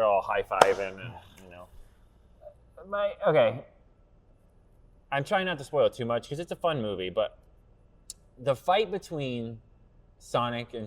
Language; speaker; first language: English; native; English